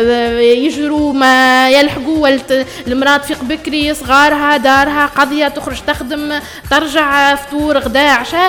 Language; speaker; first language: Arabic; native; Arabic